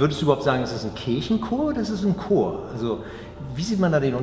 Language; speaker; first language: German; native; German